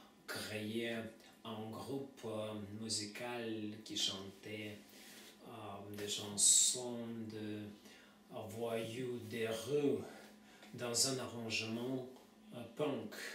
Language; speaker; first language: French; non-native, fluent; Russian